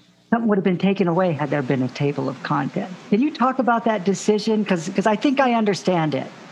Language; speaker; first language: English; native; English